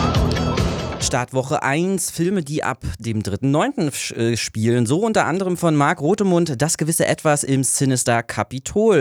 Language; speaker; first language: German; native; German